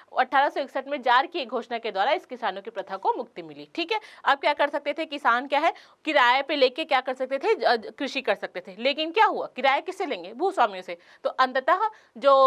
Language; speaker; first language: Hindi; native; Hindi